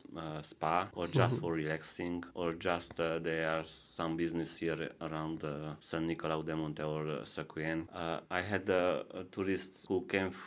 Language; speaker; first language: English; non-native, learner; Hungarian